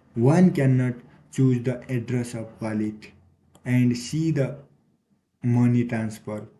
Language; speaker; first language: English; non-native, local second language; Nepali